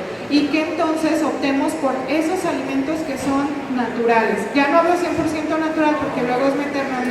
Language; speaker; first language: Spanish; native; Spanish